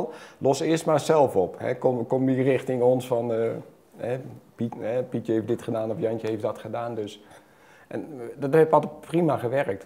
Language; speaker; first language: Dutch; native; Dutch